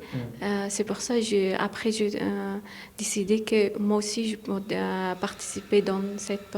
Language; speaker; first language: French; non-native, learner; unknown